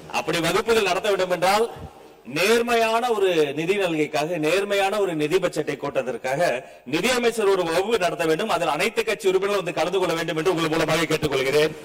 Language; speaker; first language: Tamil; native; Tamil